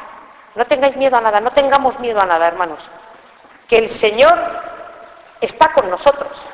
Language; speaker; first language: Spanish; native; Spanish